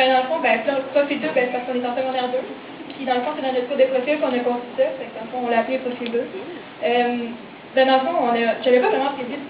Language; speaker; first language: French; native; French